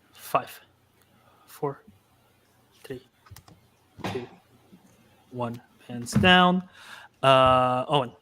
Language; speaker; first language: English; native; English